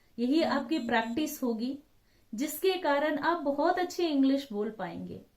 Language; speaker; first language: Hindi; non-native, local second language; Telugu